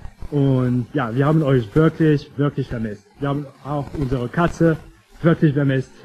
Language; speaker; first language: German; non-native, fluent; English